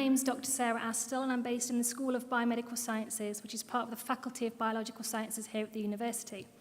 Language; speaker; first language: English; native; English